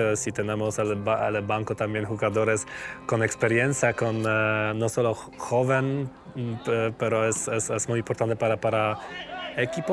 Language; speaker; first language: Spanish; non-native, learner; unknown